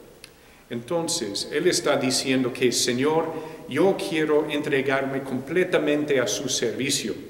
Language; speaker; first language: Spanish; non-native, fluent; English